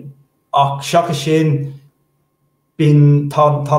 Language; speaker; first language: Irish; non-native, local second language; English